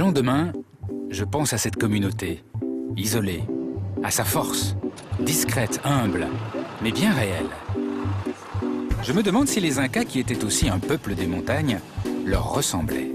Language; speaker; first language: French; native; French